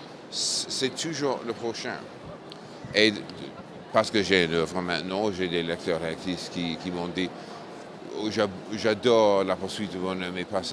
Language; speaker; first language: French; non-native, fluent; English